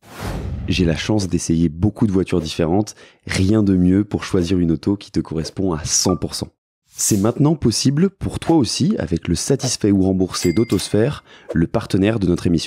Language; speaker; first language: French; native; French